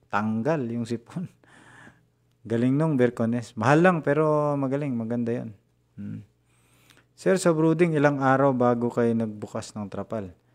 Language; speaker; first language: Filipino; non-native, local second language; Cebuano